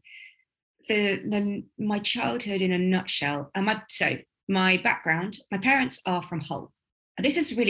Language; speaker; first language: English; native; English